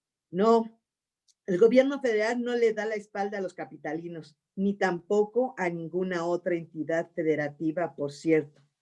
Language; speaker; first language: Spanish; native; Spanish